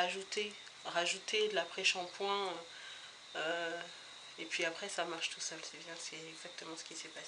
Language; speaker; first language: French; native; French